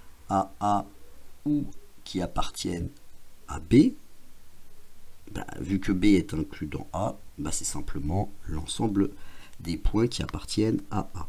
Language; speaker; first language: French; native; French